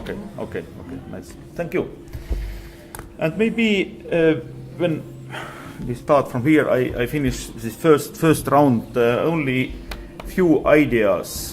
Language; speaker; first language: English; non-native, fluent; Estonian